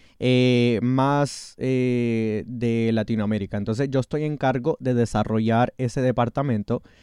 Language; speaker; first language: Spanish; early bilingual, heritage; Spanish